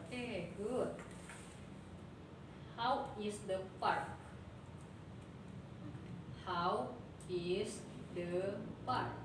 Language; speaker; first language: English; non-native, learner; Indonesian